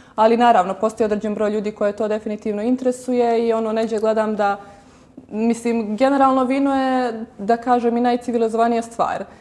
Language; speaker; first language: Croatian; native; Croatian